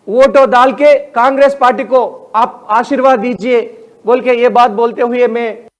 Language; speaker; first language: Hindi; non-native, local second language; Telugu